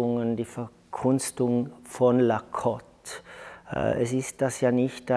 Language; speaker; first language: German; native; German